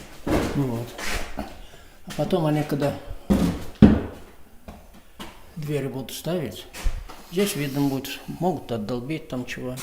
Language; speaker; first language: Russian; native; Russian